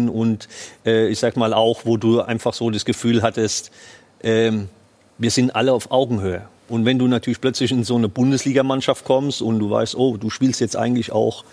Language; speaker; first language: German; native; German